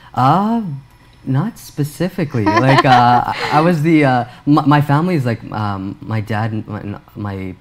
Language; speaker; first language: English; native; English